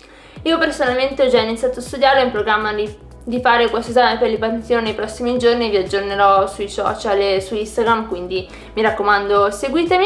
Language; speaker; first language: Italian; native; Italian